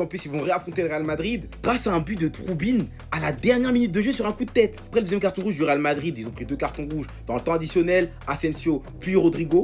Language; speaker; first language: French; native; French